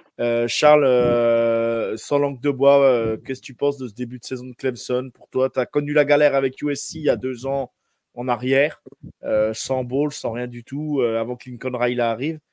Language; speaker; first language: French; native; French